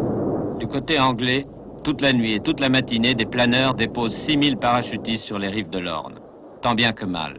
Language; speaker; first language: French; native; French